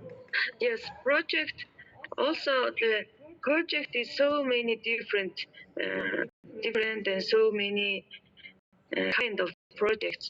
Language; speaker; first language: English; non-native, learner; Mongolian